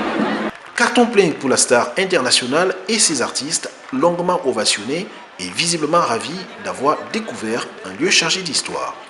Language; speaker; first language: French; native; French